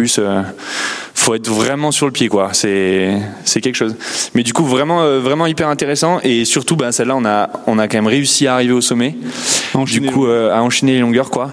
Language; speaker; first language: French; native; French